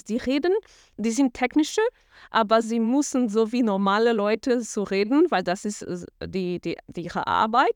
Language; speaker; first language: German; non-native, fluent; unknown